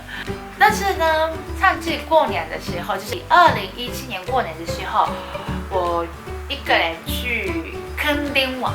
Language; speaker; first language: Chinese; non-native, fluent; Japanese